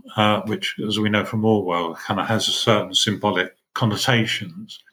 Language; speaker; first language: English; native; English